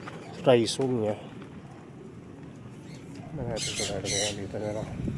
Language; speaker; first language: Filipino; native; Filipino